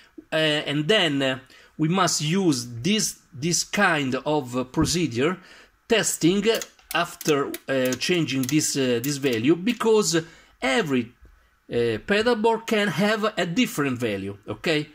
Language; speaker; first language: English; non-native, learner; Italian